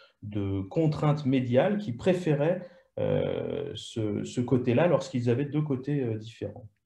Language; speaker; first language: French; native; French